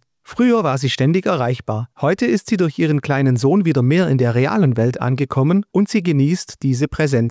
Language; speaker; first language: German; native; German